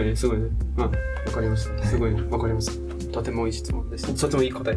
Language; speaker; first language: Japanese; non-native, learner; English